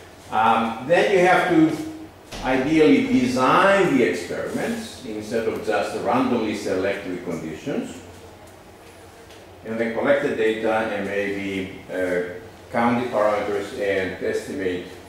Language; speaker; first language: English; non-native, fluent; Greek